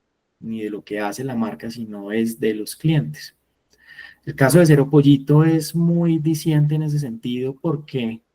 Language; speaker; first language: Spanish; native; Spanish